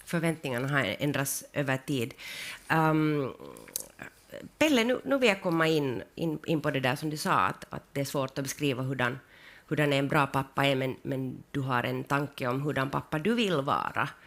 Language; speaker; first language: Swedish; native; Swedish